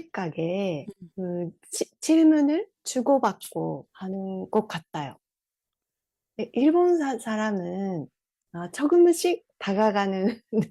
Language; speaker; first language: Korean; non-native, fluent; Japanese